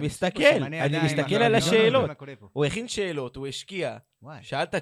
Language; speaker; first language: Hebrew; native; Hebrew